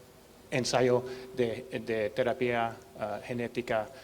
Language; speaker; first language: Spanish; non-native, learner; English